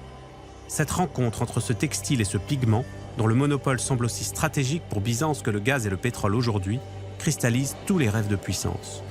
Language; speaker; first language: French; native; French